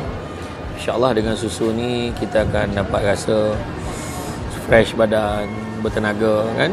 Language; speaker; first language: Malay; native; Malay